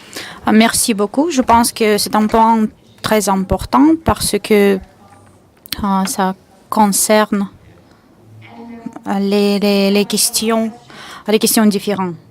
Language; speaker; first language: French; non-native, learner; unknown